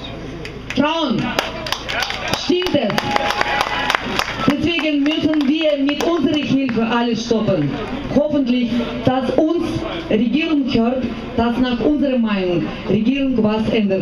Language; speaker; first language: German; non-native, fluent; Russian